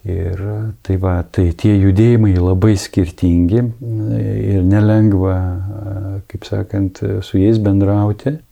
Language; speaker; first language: Lithuanian; native; Lithuanian